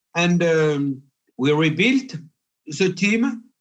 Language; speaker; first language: English; non-native, fluent; French